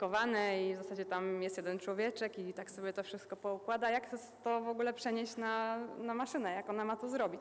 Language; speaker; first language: Polish; native; Polish